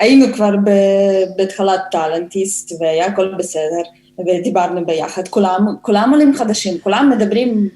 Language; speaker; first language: Hebrew; non-native, fluent; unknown